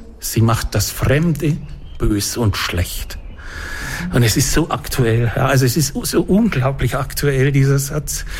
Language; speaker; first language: German; native; German